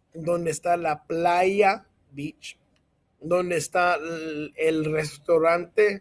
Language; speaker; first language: Spanish; non-native, learner; English